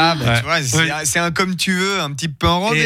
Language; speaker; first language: French; native; French